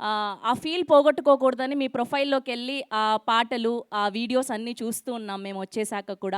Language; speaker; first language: Telugu; native; Telugu